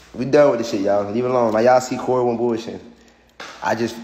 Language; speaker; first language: English; native; English